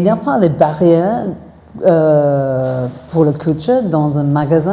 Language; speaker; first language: French; non-native, fluent; English